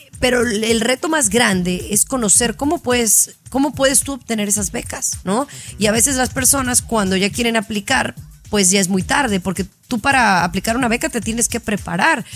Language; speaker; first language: Spanish; native; Spanish